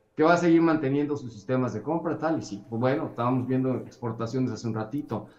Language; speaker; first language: Spanish; native; Spanish